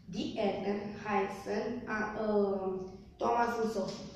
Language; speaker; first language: German; non-native, learner; Romanian